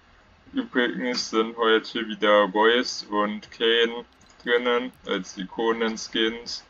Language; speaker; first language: German; native; German